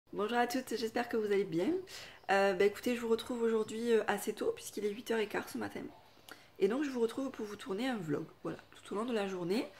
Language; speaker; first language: French; native; French